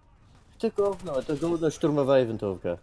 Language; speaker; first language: Russian; non-native, learner; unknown